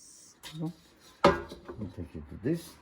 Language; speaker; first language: English; non-native, learner; Swedish